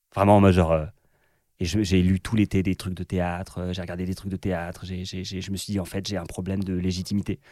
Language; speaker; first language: French; native; French